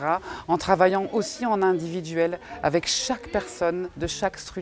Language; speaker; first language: French; native; French